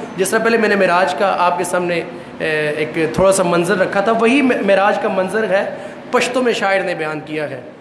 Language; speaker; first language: Urdu; non-native, local second language; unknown